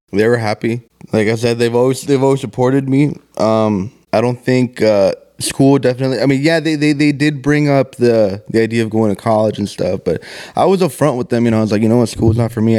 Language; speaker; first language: English; early bilingual, other home language; Spanish